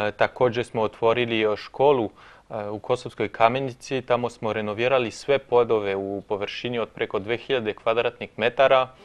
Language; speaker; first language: Croatian; non-native, fluent; French